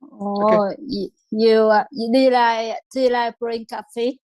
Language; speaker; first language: English; non-native, learner; Vietnamese